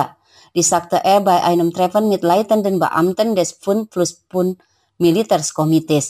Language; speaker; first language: German; non-native, fluent; Indonesian